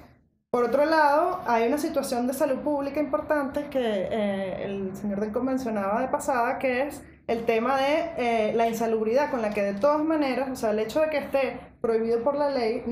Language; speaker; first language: Spanish; native; Spanish